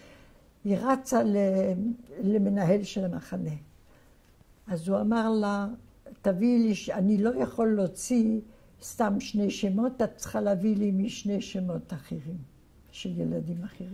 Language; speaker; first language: Hebrew; non-native, fluent; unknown